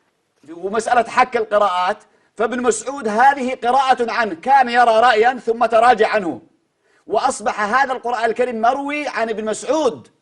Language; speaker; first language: Arabic; native; Arabic